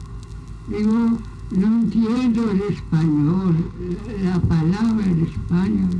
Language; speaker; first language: Spanish; non-native, local second language; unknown